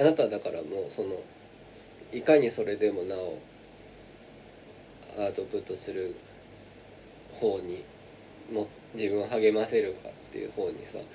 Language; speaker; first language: Japanese; native; Japanese